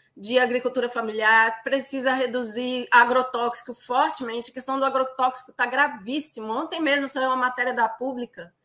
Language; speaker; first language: Portuguese; native; Portuguese